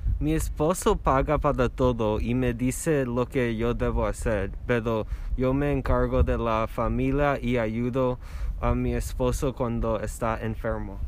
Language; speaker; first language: Spanish; non-native, learner; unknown